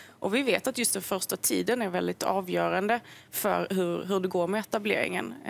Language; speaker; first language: Swedish; native; Swedish